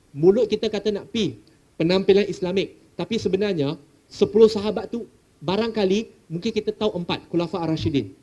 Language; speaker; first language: Malay; non-native, local second language; Chinese